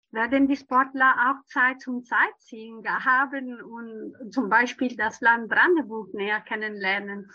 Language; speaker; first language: German; non-native, fluent; Italian